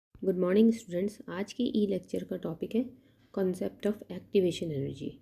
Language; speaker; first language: Hindi; native; Hindi